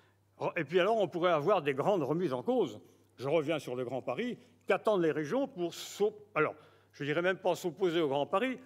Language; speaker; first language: French; native; French